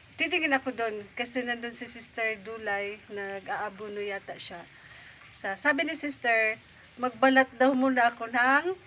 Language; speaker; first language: Filipino; non-native, local second language; Bikol